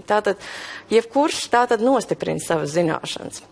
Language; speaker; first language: Latvian; native; Latvian